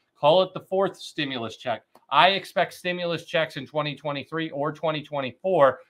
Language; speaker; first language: English; native; English